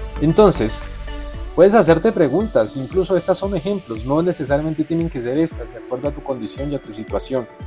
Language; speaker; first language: Spanish; native; Spanish